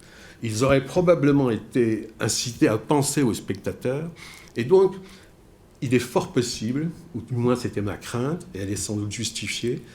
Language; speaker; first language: French; native; French